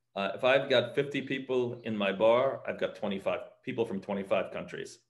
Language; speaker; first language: English; native; English